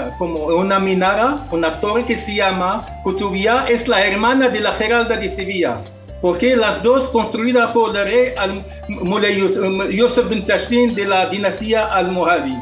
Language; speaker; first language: Spanish; non-native, fluent; Arabic